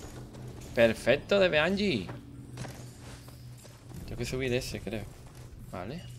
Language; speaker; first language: Spanish; native; Spanish